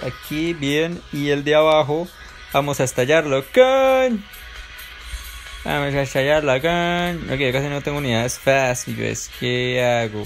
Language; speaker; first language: Spanish; native; Spanish